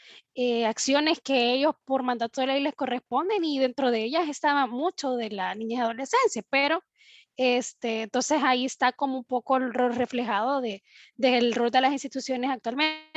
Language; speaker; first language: Spanish; native; Spanish